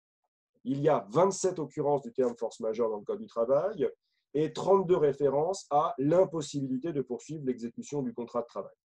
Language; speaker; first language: French; native; French